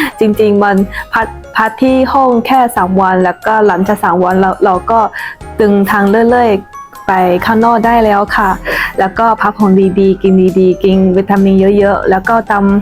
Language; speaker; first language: Thai; non-native, fluent; Chinese